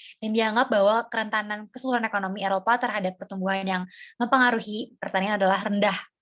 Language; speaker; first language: Indonesian; native; Indonesian